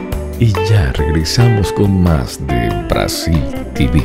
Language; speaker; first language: Portuguese; non-native, fluent; Spanish